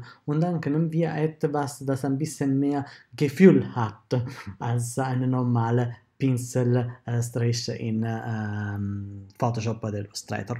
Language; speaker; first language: German; non-native, fluent; Italian